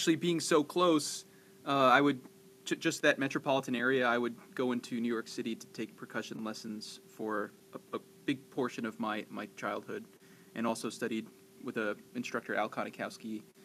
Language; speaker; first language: English; native; English